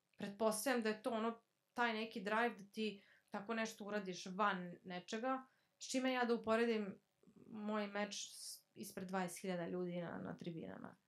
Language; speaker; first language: Croatian; early bilingual, heritage; Serbian